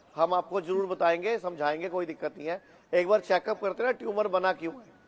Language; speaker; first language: Hindi; native; Hindi